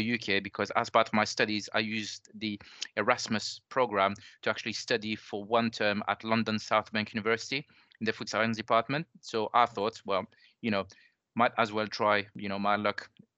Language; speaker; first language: English; non-native, fluent; French